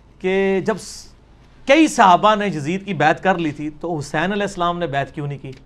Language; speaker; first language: Urdu; non-native, local second language; Punjabi